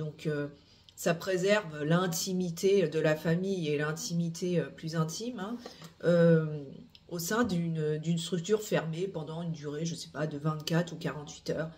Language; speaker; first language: French; native; French